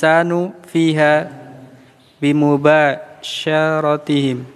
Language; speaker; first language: Arabic; non-native, learner; Indonesian